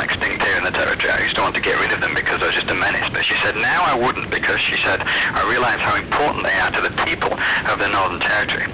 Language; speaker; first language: English; native; English